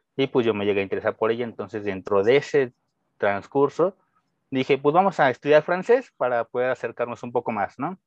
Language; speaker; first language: Spanish; native; Spanish